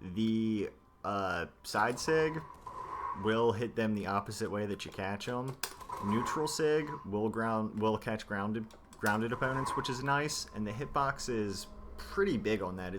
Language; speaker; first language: English; native; English